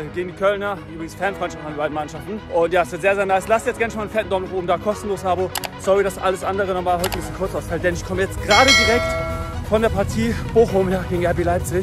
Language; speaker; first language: German; native; German